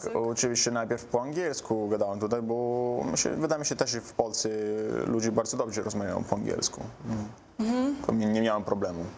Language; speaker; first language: Polish; non-native, learner; Italian